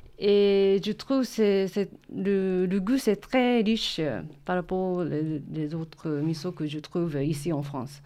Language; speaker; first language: French; non-native, learner; Japanese